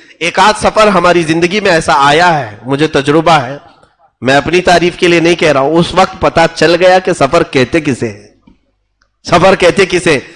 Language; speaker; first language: Urdu; native; Urdu